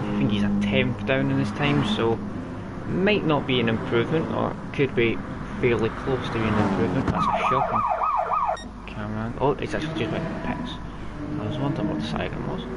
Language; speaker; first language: English; native; English